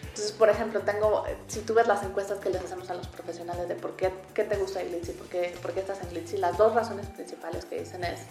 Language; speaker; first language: Spanish; native; Spanish